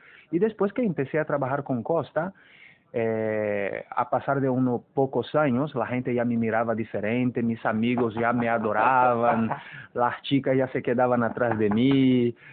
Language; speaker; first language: Spanish; non-native, fluent; Portuguese